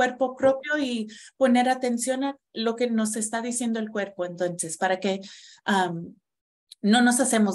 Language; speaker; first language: Spanish; non-native, fluent; English